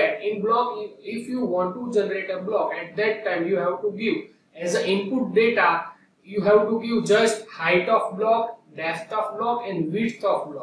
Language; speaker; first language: English; non-native, local second language; Gujarati